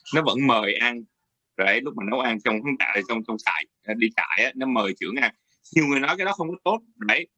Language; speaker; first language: Vietnamese; early bilingual, heritage; Vietnamese